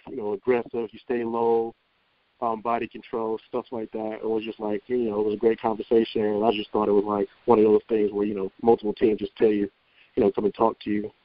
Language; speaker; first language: English; native; English